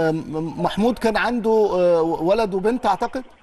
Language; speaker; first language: Arabic; native; Arabic